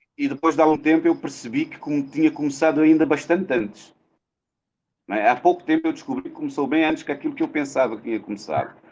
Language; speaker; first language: Portuguese; non-native, local second language; Kabuverdianu